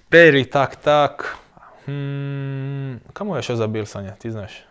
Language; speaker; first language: Russian; non-native, learner; Croatian